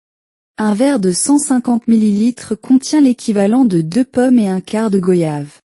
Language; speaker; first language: French; non-native, learner; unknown